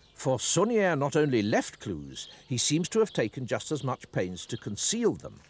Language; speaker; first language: English; native; English